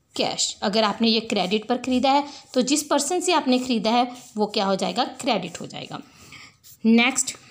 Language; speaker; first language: Hindi; non-native, local second language; Punjabi